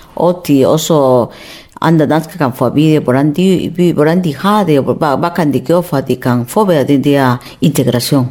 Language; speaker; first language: Danish; non-native, fluent; Spanish